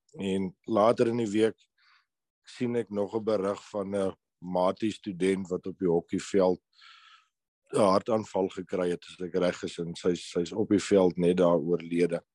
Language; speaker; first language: Afrikaans; native; Afrikaans